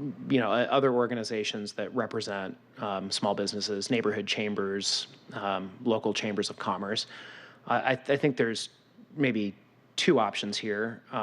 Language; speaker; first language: English; native; English